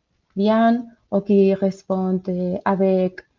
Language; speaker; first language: French; non-native, learner; Spanish